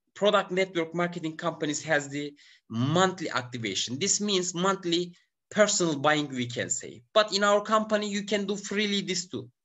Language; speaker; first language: English; non-native, learner; Turkish